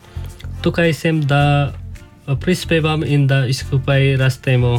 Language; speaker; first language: Slovenian; non-native, learner; Nepali